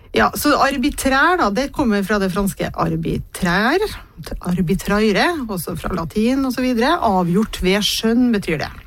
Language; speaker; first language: Norwegian; native; Norwegian